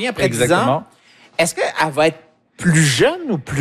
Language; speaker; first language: French; native; French